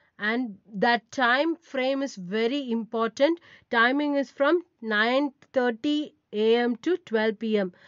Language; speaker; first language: English; non-native, local second language; Tamil